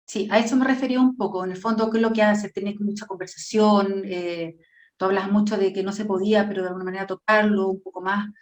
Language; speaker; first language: Spanish; native; Spanish